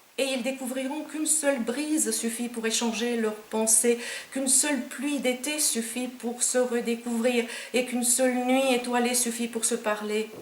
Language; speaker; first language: French; non-native, fluent; Romanian